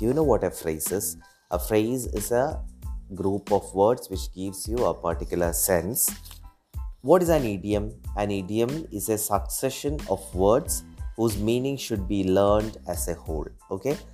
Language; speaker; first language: English; non-native, local second language; Malayalam